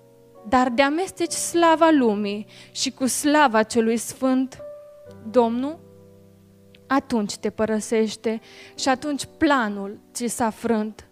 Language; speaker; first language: Romanian; native; Romanian